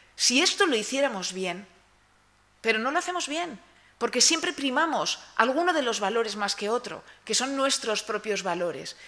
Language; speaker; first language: Spanish; native; Spanish